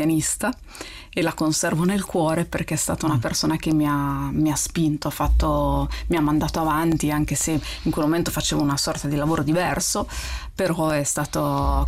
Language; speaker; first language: Italian; native; Italian